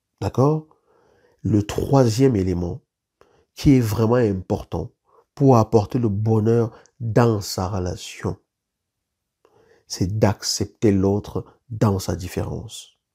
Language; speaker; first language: French; native; French